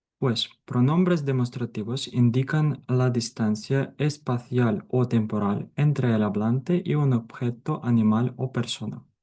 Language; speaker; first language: Spanish; non-native, fluent; Ukrainian